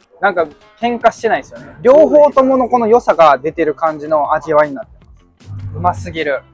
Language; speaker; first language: Japanese; native; Japanese